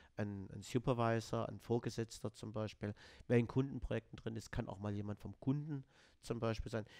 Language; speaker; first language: German; native; German